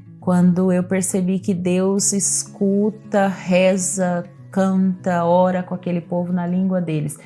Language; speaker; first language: Portuguese; native; Portuguese